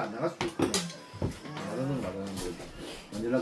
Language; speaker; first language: Korean; native; Korean